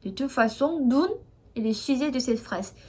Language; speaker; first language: French; non-native, fluent; Korean